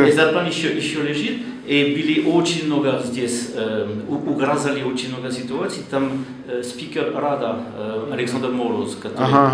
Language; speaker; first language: Russian; non-native, learner; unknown